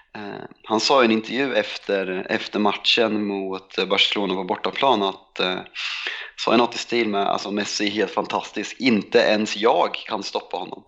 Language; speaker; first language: Swedish; native; Swedish